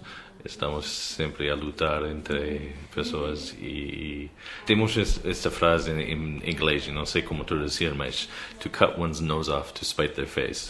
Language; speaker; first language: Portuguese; non-native, learner; English